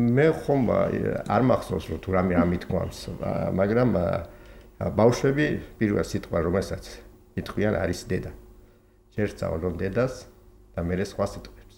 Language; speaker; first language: Georgian; early bilingual, heritage; Georgian